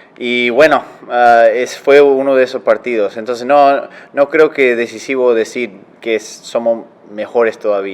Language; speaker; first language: Spanish; early bilingual, heritage; Spanish